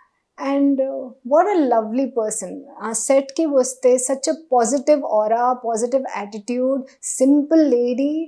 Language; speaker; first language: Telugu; non-native, learner; Hindi